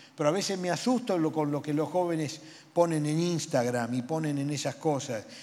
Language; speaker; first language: Spanish; native; Spanish